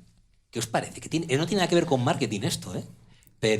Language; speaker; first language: Spanish; native; Spanish